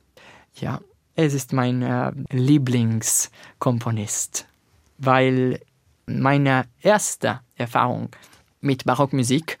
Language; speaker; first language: German; non-native, learner; Italian